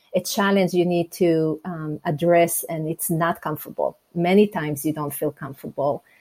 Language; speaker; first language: English; non-native, fluent; Hebrew